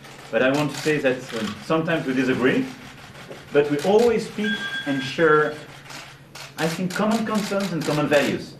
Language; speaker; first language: English; non-native, fluent; French